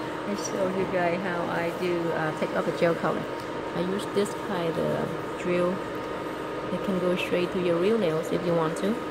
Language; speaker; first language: English; non-native, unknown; Vietnamese